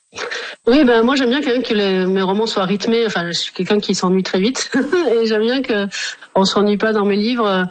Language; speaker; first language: French; native; French